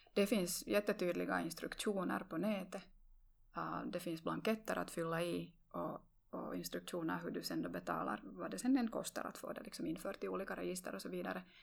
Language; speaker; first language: Swedish; native; Swedish